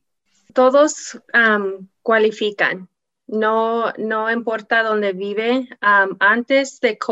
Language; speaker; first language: Spanish; non-native, learner; English